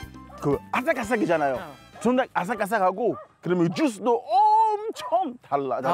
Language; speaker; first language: Korean; non-native, fluent; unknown